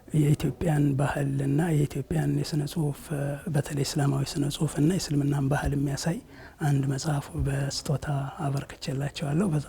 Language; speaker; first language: Amharic; native; Amharic